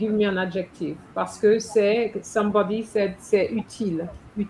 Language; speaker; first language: French; non-native, fluent; English